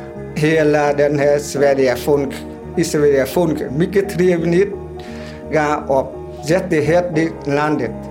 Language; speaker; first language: Swedish; non-native, learner; Vietnamese